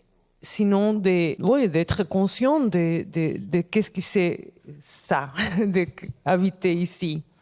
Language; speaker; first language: French; non-native, fluent; Spanish